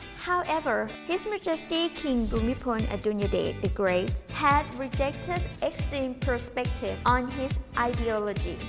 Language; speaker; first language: English; non-native, fluent; Thai